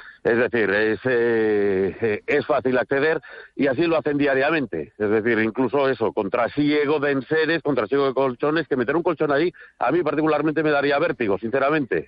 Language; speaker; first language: Spanish; native; Spanish